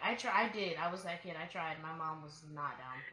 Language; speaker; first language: English; native; English